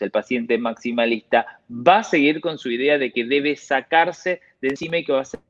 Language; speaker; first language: Spanish; native; Spanish